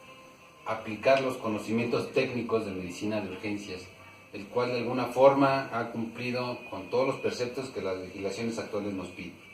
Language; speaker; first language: Spanish; native; Spanish